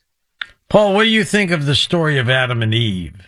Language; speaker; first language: English; native; English